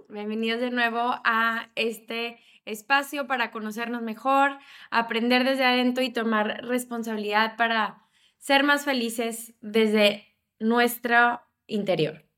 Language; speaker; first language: Spanish; native; Spanish